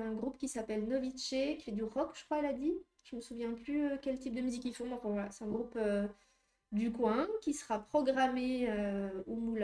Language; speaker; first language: French; native; French